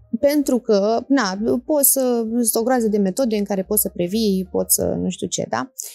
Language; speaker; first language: Romanian; early bilingual, heritage; Romanian